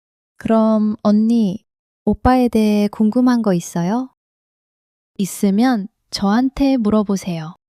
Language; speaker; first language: Korean; early bilingual, heritage; English